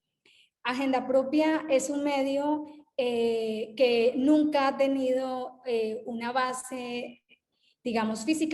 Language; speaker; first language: Spanish; native; Spanish